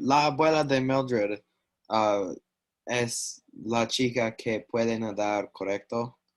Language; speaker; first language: Spanish; non-native, learner; English